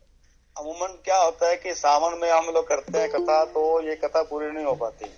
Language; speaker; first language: Hindi; native; Hindi